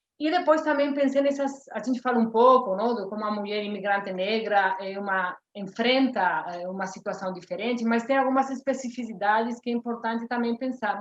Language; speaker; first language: Portuguese; non-native, fluent; Spanish